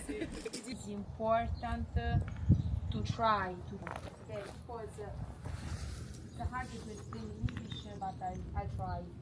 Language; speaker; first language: English; non-native, learner; Italian